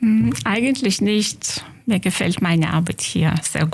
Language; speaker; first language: German; non-native, fluent; Lithuanian